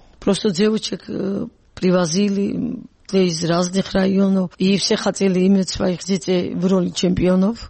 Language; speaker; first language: Russian; non-native, local second language; Georgian